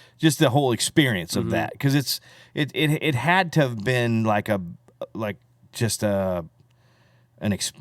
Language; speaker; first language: English; native; English